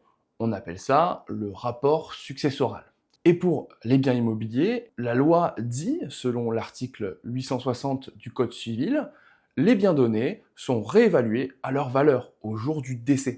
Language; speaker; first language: French; native; French